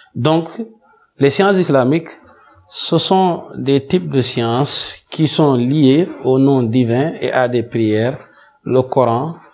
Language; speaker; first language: French; non-native, local second language; Wolof